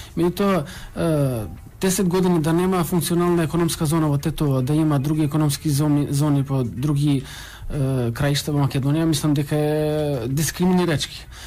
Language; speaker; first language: Macedonian; non-native, local second language; Albanian